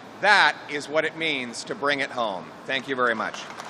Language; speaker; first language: English; native; English